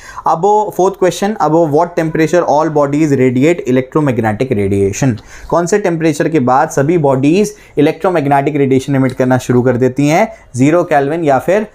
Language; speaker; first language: Hindi; native; Hindi